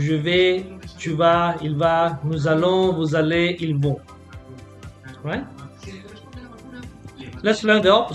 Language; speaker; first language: French; non-native, fluent; Spanish